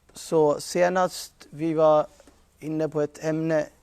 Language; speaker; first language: Swedish; non-native, fluent; Urdu